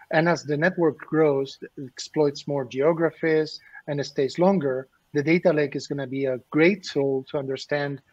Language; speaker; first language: English; non-native, fluent; Spanish